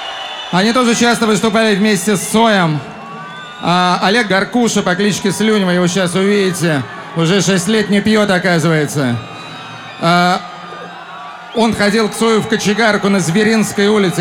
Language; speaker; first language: Russian; native; Russian